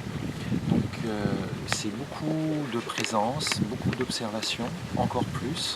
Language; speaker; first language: French; native; French